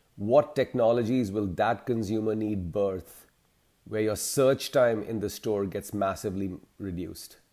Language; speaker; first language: English; non-native, local second language; Hindi